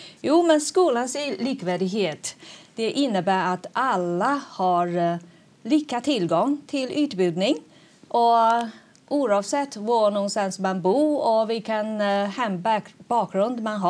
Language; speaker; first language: Swedish; non-native, fluent; Chinese